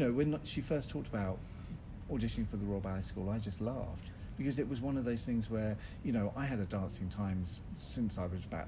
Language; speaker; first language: English; native; English